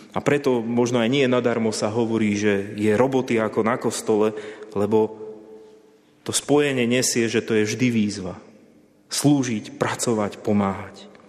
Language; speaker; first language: Slovak; native; Slovak